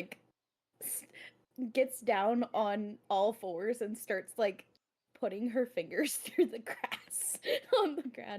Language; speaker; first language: English; native; English